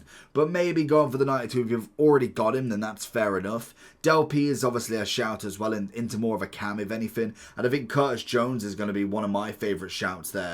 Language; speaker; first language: English; native; English